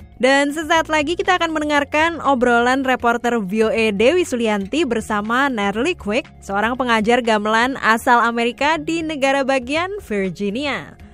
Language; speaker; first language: Indonesian; native; Indonesian